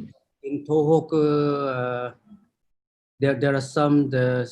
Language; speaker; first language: English; non-native, fluent; Korean